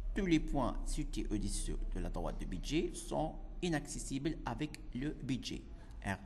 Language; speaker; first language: French; non-native, local second language; Arabic